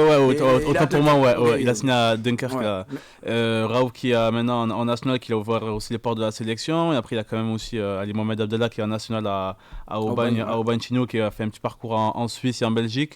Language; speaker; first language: French; native; French